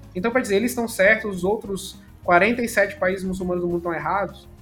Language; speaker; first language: Portuguese; native; Portuguese